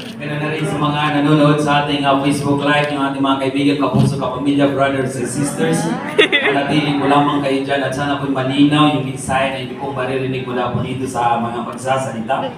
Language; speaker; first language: Filipino; non-native, local second language; Masbatenyo